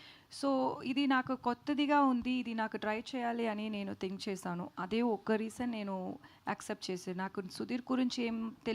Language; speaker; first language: Telugu; non-native, learner; Tamil